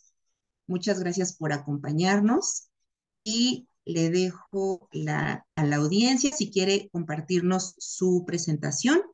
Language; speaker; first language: Spanish; native; Spanish